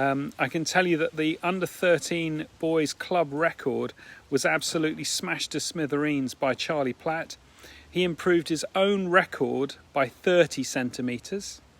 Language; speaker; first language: English; native; English